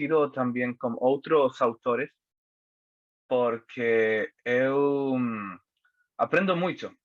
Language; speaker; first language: Portuguese; non-native, learner; Spanish